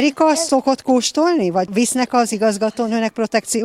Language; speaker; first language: Hungarian; native; Hungarian